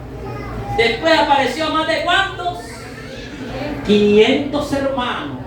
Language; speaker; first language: Spanish; native; Spanish